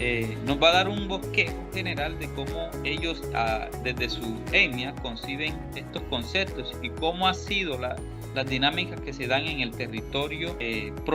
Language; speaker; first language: Spanish; native; Spanish